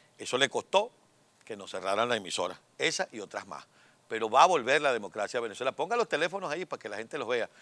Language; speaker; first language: Spanish; native; Spanish